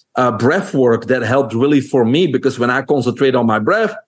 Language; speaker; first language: English; non-native, fluent; French